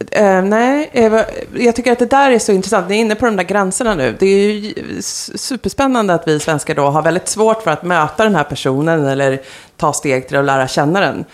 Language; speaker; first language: Swedish; native; Swedish